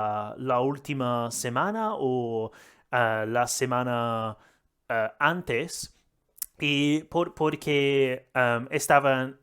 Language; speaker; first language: Spanish; non-native, learner; English